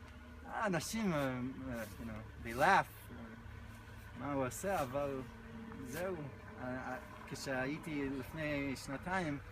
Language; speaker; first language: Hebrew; non-native, fluent; English